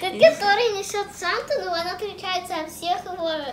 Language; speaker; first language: Russian; early bilingual, heritage; Russian